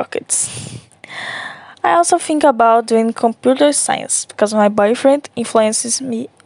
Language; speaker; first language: English; non-native, learner; Portuguese